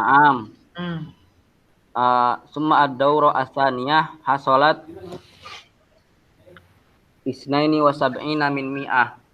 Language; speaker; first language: Arabic; non-native, learner; Indonesian